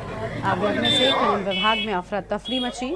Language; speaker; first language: Hindi; native; Hindi